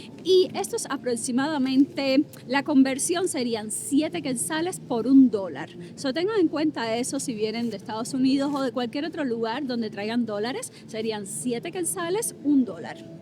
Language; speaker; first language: Spanish; native; Spanish